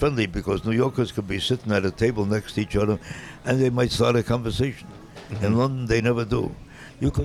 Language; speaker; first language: English; native; English